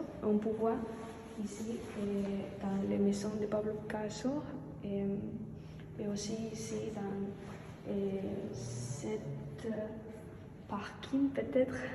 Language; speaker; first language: French; non-native, learner; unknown